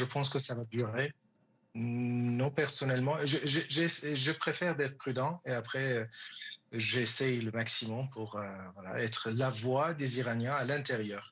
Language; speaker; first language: French; non-native, fluent; Persian